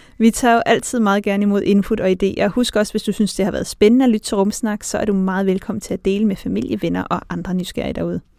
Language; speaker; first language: Danish; native; Danish